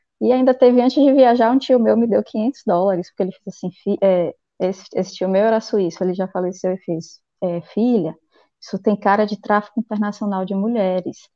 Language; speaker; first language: Portuguese; native; Portuguese